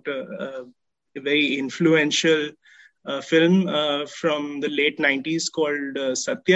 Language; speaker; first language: English; non-native, local second language; Hindi